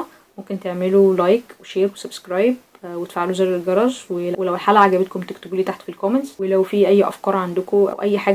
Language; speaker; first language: Arabic; native; Arabic